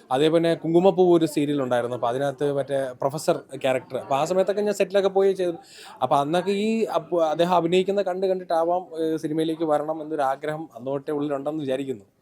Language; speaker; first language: Malayalam; native; Malayalam